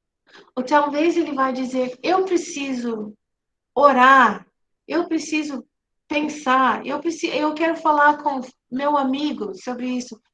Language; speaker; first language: Portuguese; non-native, fluent; English